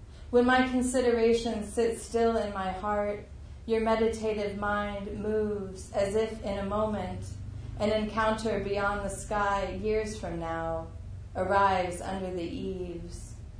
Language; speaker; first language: English; native; English